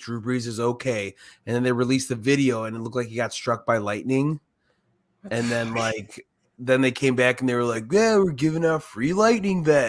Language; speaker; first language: English; native; English